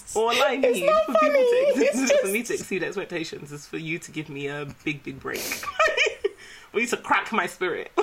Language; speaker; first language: English; native; English